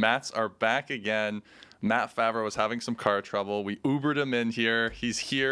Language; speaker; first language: English; native; English